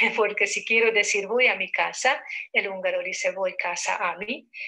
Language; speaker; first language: Spanish; non-native, fluent; Hungarian